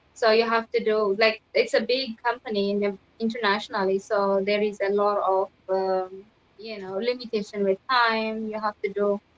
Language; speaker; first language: English; non-native, fluent; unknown